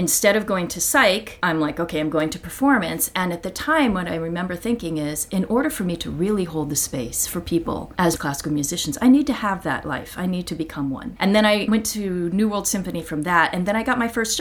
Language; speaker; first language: English; native; English